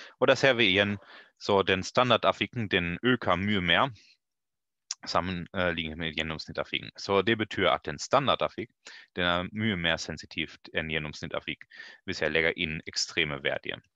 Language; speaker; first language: Norwegian; non-native, learner; German